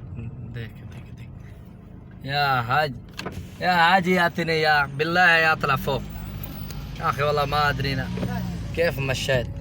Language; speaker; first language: Arabic; non-native, learner; Saraiki